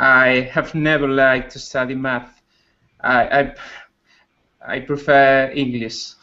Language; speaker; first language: English; non-native, learner; Spanish